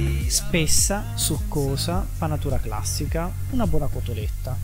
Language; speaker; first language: Italian; native; Italian